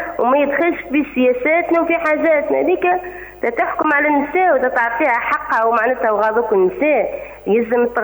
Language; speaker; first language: Arabic; native; Arabic